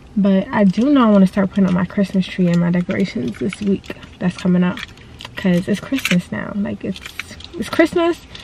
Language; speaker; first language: English; native; English